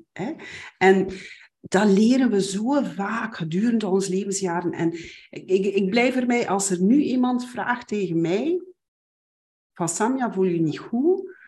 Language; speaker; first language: Dutch; native; Dutch